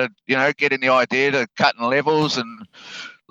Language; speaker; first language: English; native; English